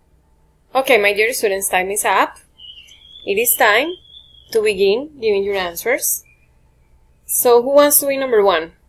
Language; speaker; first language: English; non-native, fluent; Spanish